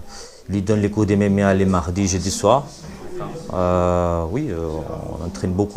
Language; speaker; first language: French; non-native, learner; Portuguese